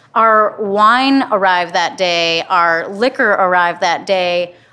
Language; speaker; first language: English; native; English